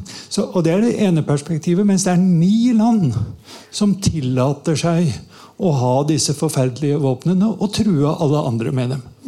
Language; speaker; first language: Norwegian; native; Norwegian